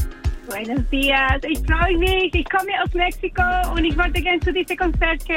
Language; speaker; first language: German; non-native, learner; Spanish